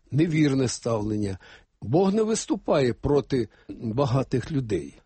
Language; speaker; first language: Ukrainian; native; Ukrainian